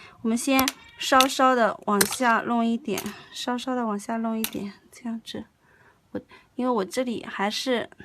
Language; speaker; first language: Chinese; native; Chinese